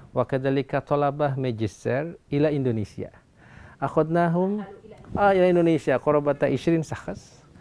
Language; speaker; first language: Arabic; non-native, fluent; Indonesian